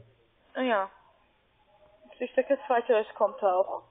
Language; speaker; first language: German; non-native, learner; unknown